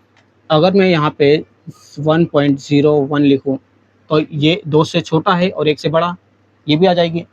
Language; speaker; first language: Hindi; native; Hindi